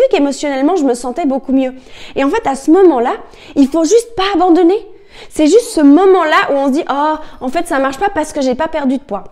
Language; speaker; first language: French; native; French